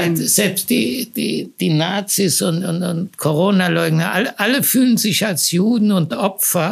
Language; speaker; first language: German; early bilingual, other home language; Hebrew